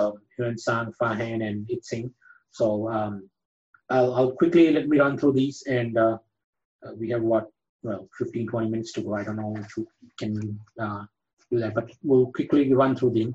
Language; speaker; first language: English; non-native, local second language; Gujarati